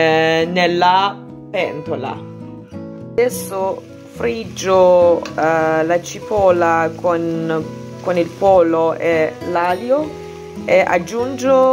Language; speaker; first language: Italian; non-native, learner; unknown